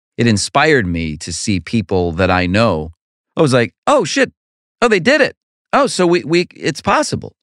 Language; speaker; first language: English; native; English